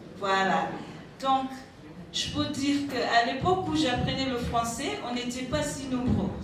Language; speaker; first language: French; non-native, fluent; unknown